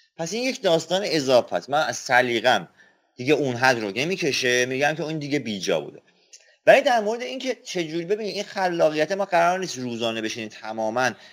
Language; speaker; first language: Persian; non-native, local second language; Azerbaijani